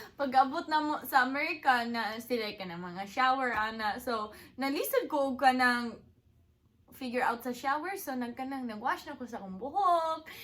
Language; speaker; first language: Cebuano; non-native, local second language; English